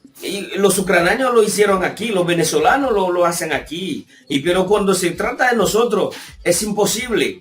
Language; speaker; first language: Spanish; non-native, fluent; Haitian Creole